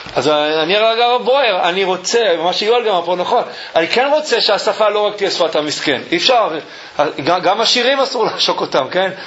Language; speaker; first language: Hebrew; early bilingual, other home language; English